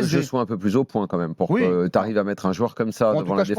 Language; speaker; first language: French; native; French